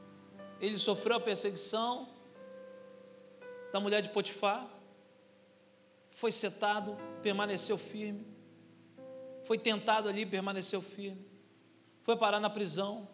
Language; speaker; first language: Portuguese; native; Portuguese